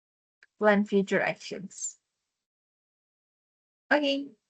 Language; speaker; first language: English; non-native, fluent; Indonesian